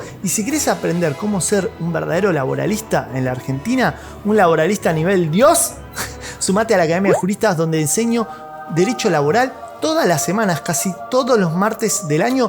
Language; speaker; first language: Spanish; native; Spanish